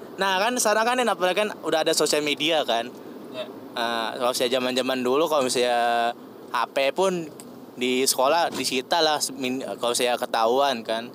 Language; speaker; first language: Indonesian; native; Indonesian